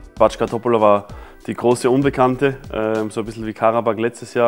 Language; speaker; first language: German; native; German